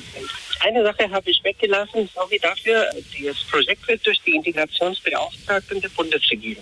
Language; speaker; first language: German; non-native, fluent; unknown